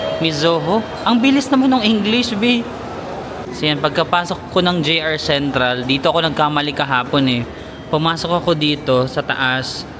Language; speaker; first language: Filipino; non-native, local second language; Waray